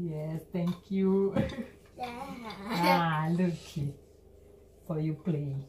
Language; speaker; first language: English; non-native, learner; Portuguese